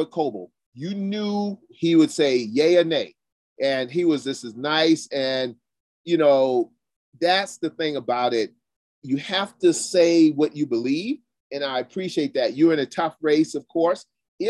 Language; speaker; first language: English; native; English